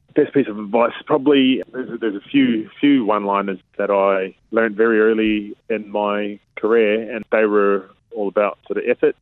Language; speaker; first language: English; native; English